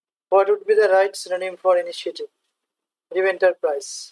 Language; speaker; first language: English; non-native, local second language; Bangla